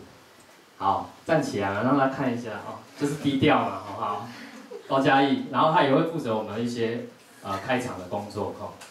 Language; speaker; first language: Chinese; native; Chinese